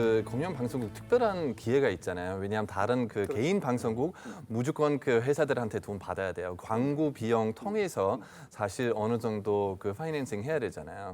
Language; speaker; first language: Korean; non-native, fluent; German